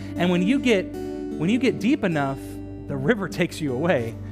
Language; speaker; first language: English; native; English